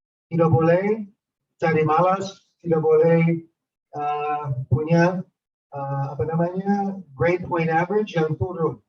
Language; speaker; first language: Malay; non-native, fluent; English